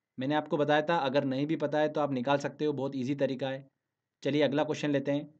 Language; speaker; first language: Hindi; native; Hindi